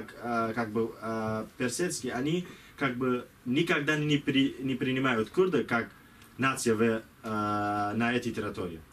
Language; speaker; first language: Russian; non-native, learner; Kurdish